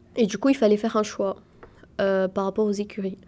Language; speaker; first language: French; early bilingual, other home language; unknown